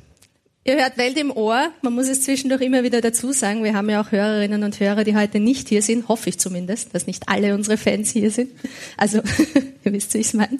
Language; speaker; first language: German; native; German